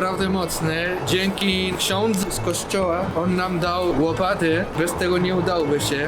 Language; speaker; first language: Polish; non-native, learner; Spanish